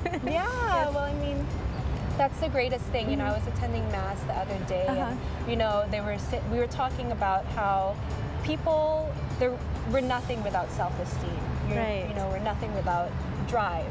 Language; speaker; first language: English; early bilingual, other home language; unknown